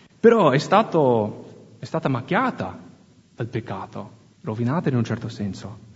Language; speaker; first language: Italian; non-native, fluent; English